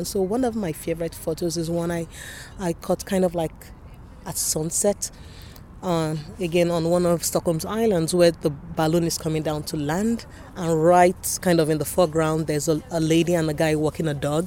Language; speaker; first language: English; non-native, local second language; Yoruba